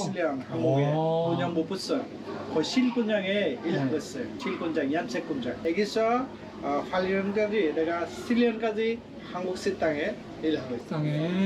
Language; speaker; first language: Korean; non-native, learner; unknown